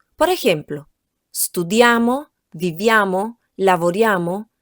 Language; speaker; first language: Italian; non-native, fluent; Spanish